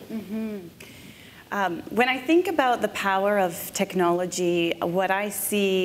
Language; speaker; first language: English; native; English